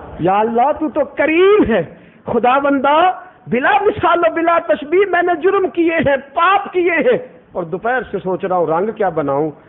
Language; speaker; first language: Urdu; non-native, local second language; Punjabi